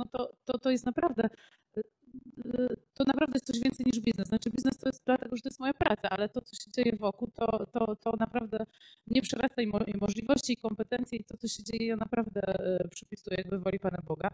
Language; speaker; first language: Polish; native; Polish